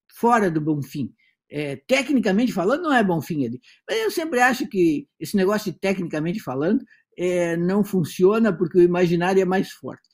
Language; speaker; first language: Portuguese; native; Portuguese